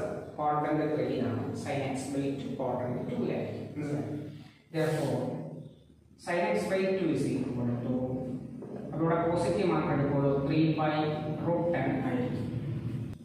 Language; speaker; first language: English; non-native, local second language; Malayalam